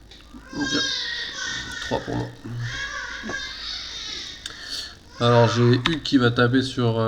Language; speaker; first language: French; native; French